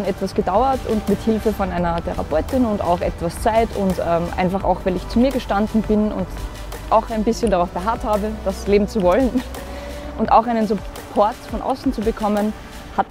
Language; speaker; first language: German; native; German